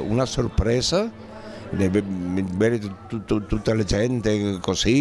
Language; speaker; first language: Italian; non-native, learner; Spanish